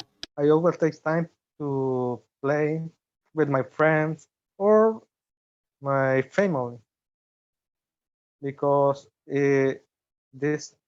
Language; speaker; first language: English; non-native, learner; Spanish